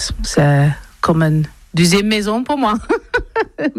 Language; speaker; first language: French; non-native, learner; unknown